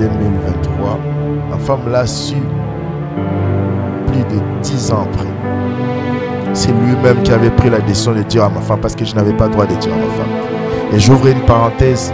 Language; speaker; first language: French; non-native, local second language; Lingala